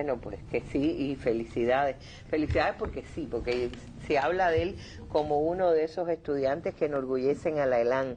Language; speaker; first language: Spanish; native; Spanish